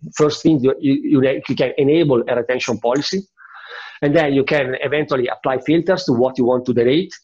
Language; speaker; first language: English; non-native, fluent; Italian